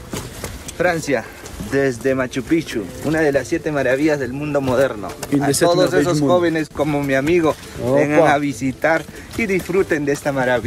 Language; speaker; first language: Spanish; native; Spanish